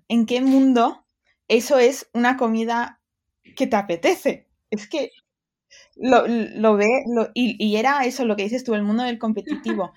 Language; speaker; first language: Spanish; early bilingual, other home language; English